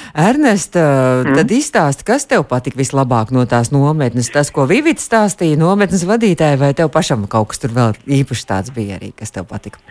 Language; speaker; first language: Latvian; native; Latvian